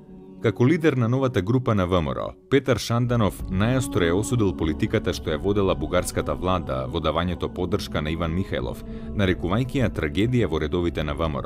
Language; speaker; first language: Macedonian; native; Macedonian